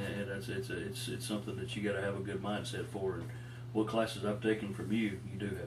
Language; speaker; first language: English; native; English